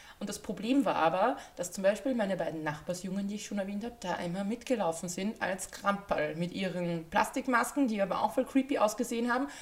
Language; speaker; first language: German; native; German